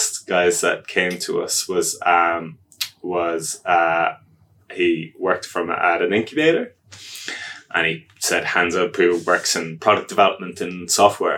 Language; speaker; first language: English; native; English